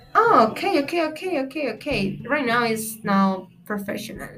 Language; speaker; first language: English; non-native, learner; Spanish